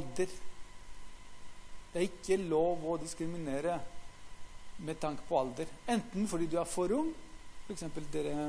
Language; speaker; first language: Norwegian; non-native, fluent; Greek